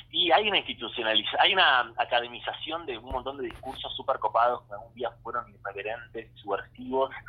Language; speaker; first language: Spanish; native; Spanish